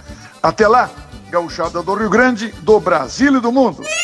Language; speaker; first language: Portuguese; native; Portuguese